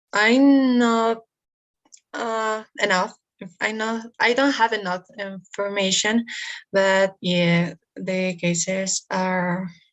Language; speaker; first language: English; non-native, learner; Spanish